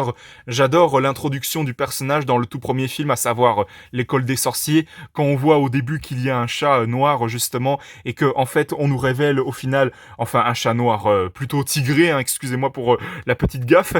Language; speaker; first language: French; native; French